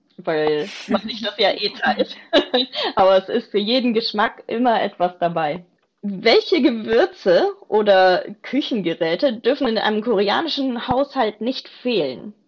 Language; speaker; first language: German; native; German